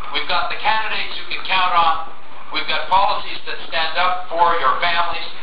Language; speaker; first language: English; native; English